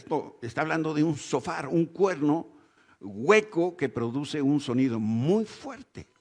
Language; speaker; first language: Spanish; native; Spanish